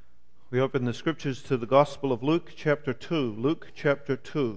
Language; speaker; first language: English; native; English